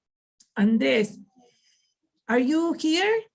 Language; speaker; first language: English; non-native, learner; Spanish